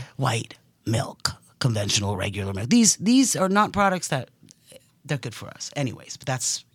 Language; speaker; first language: English; early bilingual, other home language; Italian